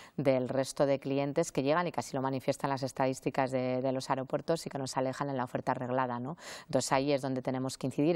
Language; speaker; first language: Spanish; native; Spanish